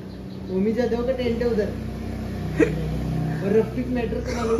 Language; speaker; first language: Hindi; non-native, local second language; Marathi